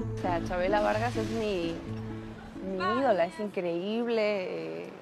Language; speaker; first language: Spanish; native; Spanish